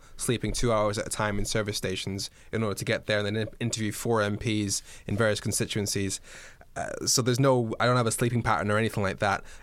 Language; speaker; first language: English; native; English